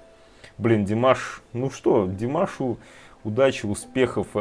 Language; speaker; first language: Russian; native; Russian